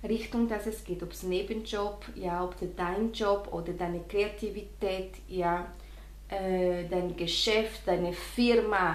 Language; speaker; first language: German; non-native, fluent; Spanish